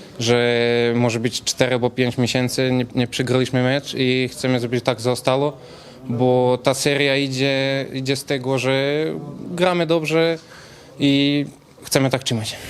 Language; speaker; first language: Polish; non-native, fluent; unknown